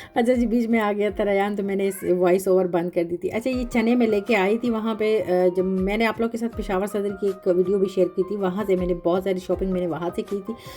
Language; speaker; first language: Urdu; non-native, local second language; Pashto